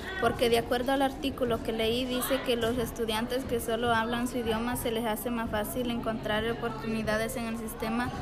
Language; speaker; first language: Spanish; early bilingual, heritage; Spanish